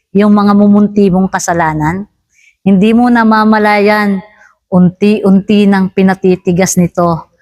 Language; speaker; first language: Filipino; native; Filipino